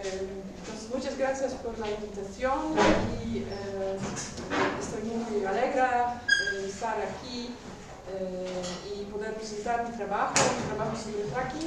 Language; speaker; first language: Spanish; non-native, learner; Polish